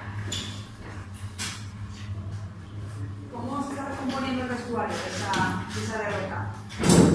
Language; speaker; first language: Spanish; native; Spanish